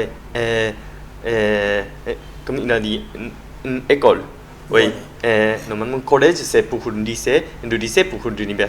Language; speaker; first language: French; non-native, learner; Japanese